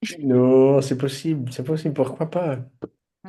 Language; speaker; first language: French; non-native, fluent; Portuguese